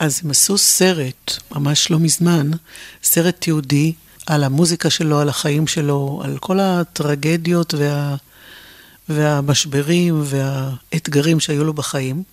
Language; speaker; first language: Hebrew; native; Hebrew